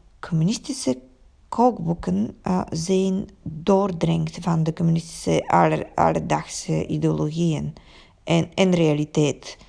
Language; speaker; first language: Dutch; non-native, fluent; Bulgarian